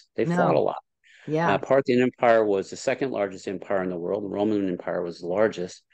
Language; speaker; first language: English; native; English